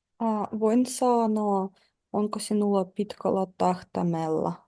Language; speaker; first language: Finnish; non-native, learner; Russian